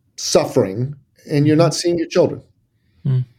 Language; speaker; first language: English; early bilingual, other home language; Persian